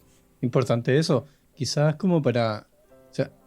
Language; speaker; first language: Spanish; native; Spanish